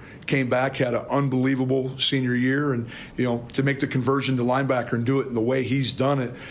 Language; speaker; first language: English; native; English